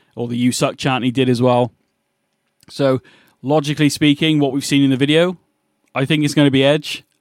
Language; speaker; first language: English; native; English